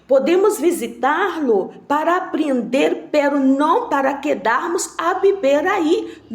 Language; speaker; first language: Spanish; non-native, learner; Portuguese